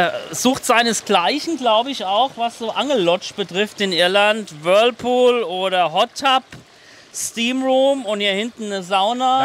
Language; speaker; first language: German; native; German